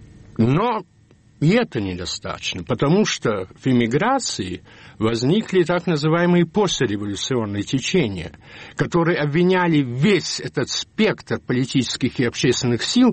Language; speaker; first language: Russian; early bilingual, heritage; Russian